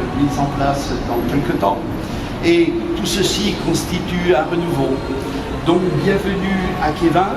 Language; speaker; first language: French; native; French